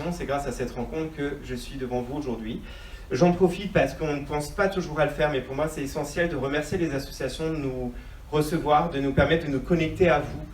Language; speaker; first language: French; native; French